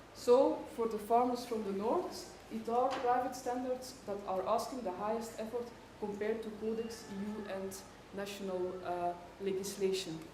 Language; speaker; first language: English; non-native, fluent; Dutch